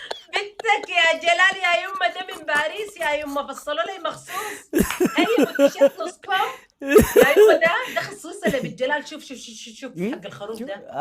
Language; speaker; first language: Arabic; native; Arabic